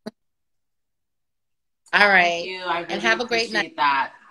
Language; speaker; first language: English; native; English